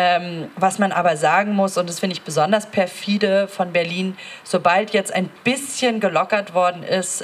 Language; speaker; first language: German; native; German